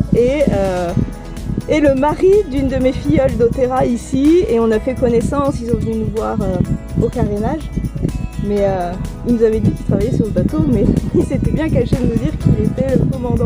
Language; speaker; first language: French; native; French